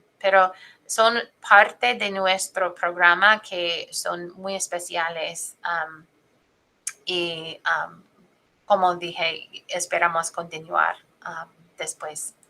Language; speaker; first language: Spanish; non-native, fluent; English